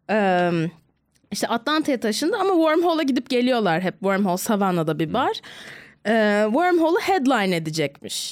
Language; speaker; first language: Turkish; native; Turkish